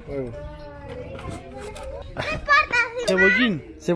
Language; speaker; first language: Spanish; non-native, learner; Japanese